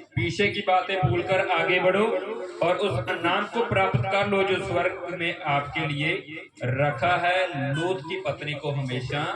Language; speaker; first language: Hindi; non-native, local second language; Punjabi